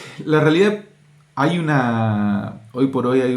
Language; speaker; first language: Spanish; native; Spanish